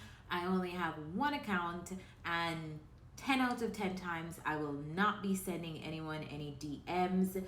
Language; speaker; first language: English; native; English